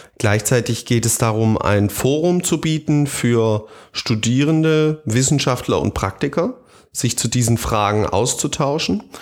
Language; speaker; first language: German; native; German